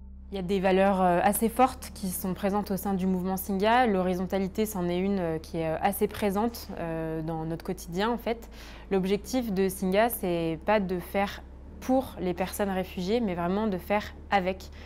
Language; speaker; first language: French; native; French